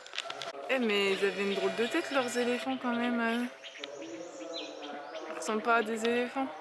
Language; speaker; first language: French; native; French